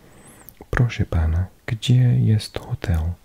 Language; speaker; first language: Polish; non-native, learner; English